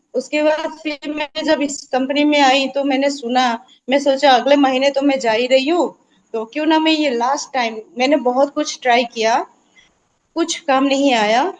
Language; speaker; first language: Hindi; non-native, local second language; Assamese